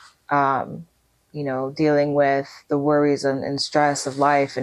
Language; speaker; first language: English; native; English